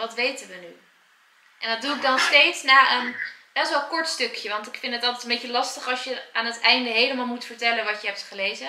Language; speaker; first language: Dutch; native; Dutch